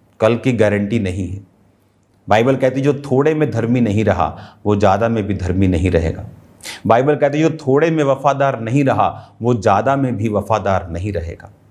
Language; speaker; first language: Hindi; non-native, local second language; Punjabi